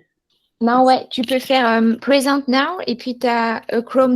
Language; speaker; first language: French; native; French